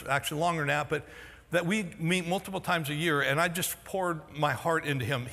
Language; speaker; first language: English; native; English